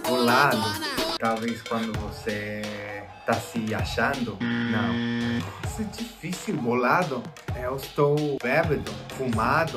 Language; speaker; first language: Portuguese; non-native, fluent; Spanish